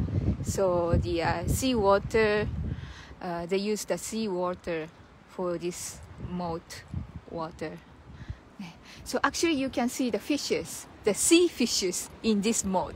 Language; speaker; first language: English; non-native, learner; Japanese